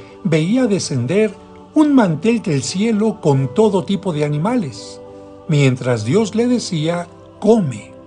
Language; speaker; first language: Spanish; native; Spanish